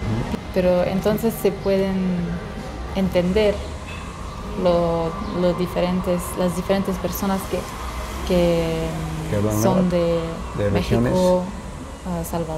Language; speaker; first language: Spanish; non-native, fluent; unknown